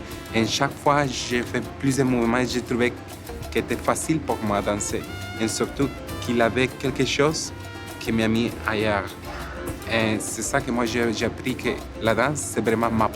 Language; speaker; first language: French; non-native, fluent; Spanish